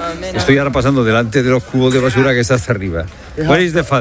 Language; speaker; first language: Spanish; native; Spanish